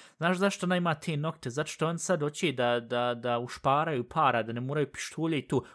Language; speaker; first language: Bosnian; early bilingual, heritage; Bosnian